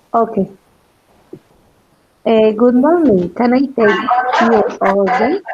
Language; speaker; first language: English; non-native, learner; Spanish